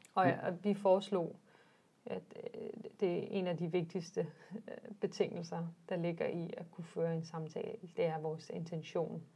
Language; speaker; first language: Danish; early bilingual, other home language; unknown